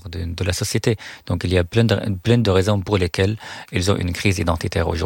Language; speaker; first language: French; non-native, fluent; Arabic